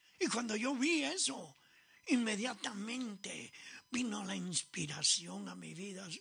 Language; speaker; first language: Spanish; early bilingual, other home language; Italian